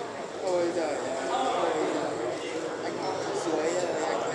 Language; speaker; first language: Vietnamese; native; Vietnamese